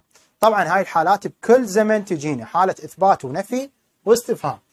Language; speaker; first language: Arabic; native; Arabic